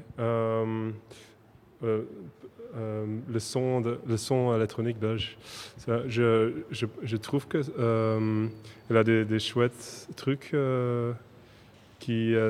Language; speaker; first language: French; non-native, local second language; Dutch